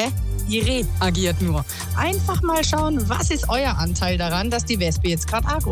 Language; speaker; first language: German; native; German